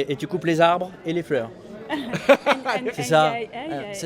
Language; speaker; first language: French; native; French